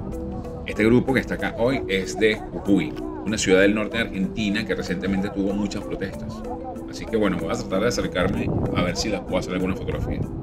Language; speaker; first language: Spanish; native; Spanish